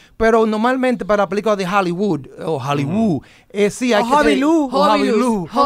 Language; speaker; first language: Spanish; native; Spanish